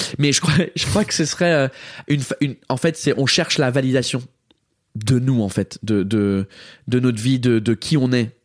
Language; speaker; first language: French; early bilingual, heritage; English